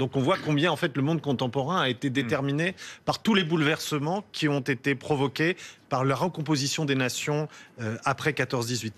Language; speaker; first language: French; native; French